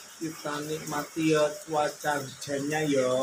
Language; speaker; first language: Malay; non-native, local second language; Javanese